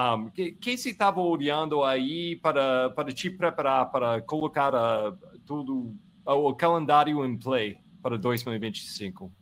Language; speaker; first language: Portuguese; non-native, fluent; English